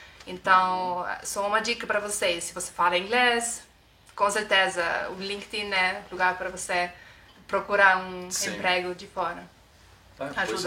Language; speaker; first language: Portuguese; non-native, fluent; Estonian